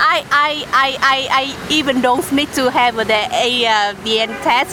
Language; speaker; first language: English; non-native, learner; Vietnamese